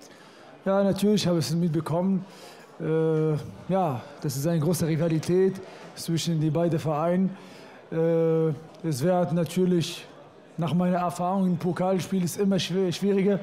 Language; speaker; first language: German; non-native, fluent; Arabic